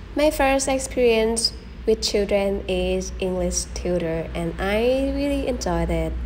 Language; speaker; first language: English; non-native, learner; Thai